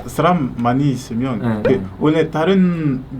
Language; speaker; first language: Korean; non-native, learner; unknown